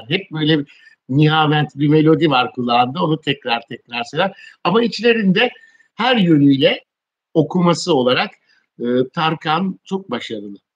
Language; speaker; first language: Turkish; native; Turkish